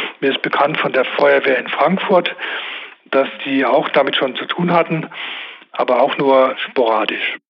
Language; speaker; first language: German; native; German